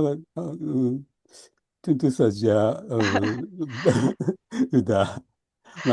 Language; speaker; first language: Indonesian; non-native, learner; Japanese